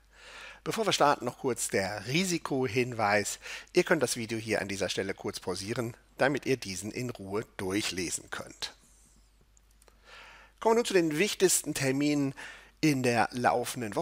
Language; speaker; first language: German; native; German